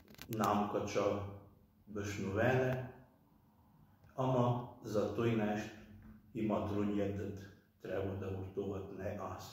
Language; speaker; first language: Bulgarian; early bilingual, heritage; Bulgarian